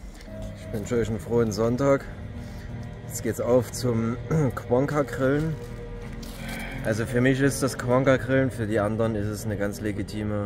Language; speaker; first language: German; native; German